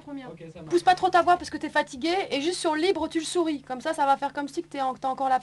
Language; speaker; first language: French; native; French